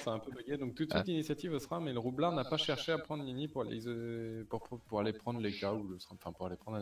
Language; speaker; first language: French; native; French